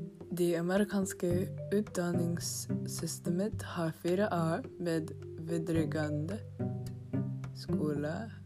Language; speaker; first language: Norwegian; non-native, learner; English